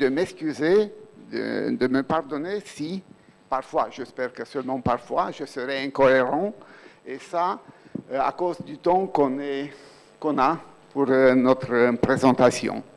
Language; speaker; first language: French; non-native, fluent; Romanian